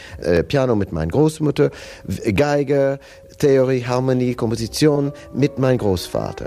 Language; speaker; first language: German; non-native, fluent; English